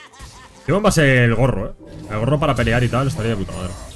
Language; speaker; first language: Spanish; native; Spanish